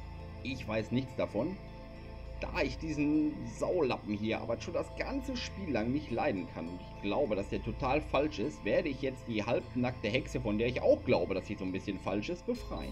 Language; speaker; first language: German; native; German